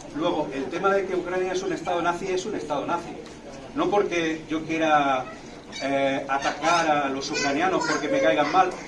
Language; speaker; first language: Spanish; native; Spanish